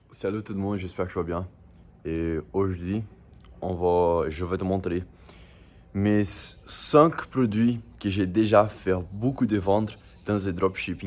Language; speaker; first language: French; non-native, learner; Portuguese